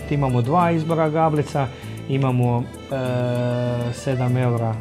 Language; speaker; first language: Croatian; native; Croatian